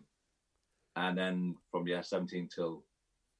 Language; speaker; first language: English; native; English